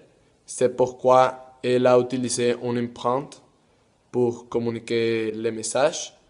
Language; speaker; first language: French; non-native, learner; Spanish